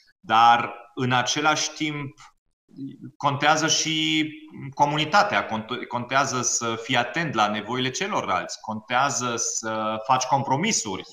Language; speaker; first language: Romanian; non-native, fluent; German